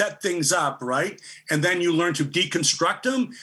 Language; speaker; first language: English; native; English